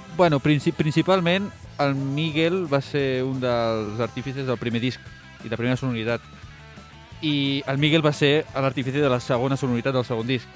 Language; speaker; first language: Catalan; native; Catalan